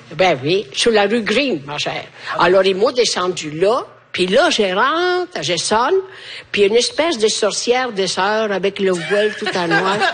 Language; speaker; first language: French; non-native, fluent; Italian